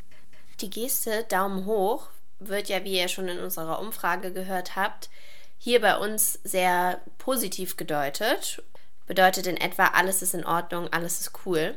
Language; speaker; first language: German; native; German